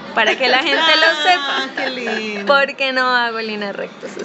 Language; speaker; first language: Spanish; native; Spanish